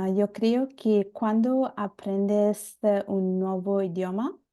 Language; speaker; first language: Spanish; non-native, learner; Bangla